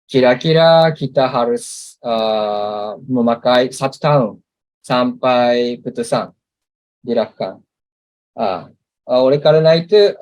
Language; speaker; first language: Indonesian; non-native, learner; Japanese